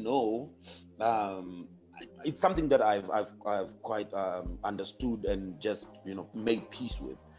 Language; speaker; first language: English; non-native, local second language; Shona